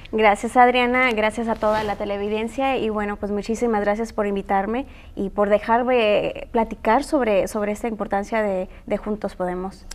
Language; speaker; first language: Spanish; native; Spanish